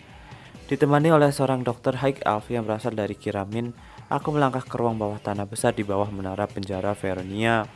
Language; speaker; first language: Indonesian; native; Indonesian